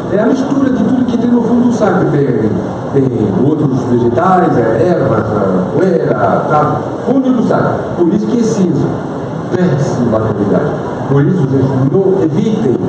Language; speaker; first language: Portuguese; non-native, fluent; French